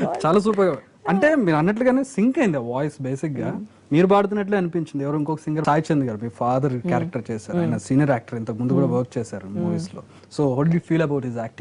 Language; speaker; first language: Telugu; native; Telugu